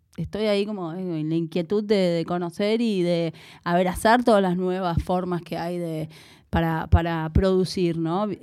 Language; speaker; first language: Spanish; native; Spanish